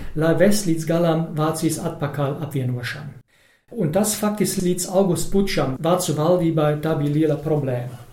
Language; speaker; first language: Latvian; non-native, fluent; German